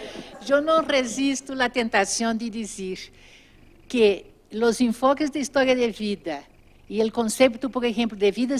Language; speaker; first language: Spanish; non-native, fluent; Portuguese